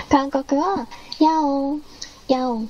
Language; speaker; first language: Japanese; non-native, fluent; Korean